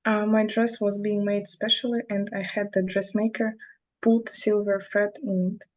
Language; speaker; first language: English; non-native, fluent; Russian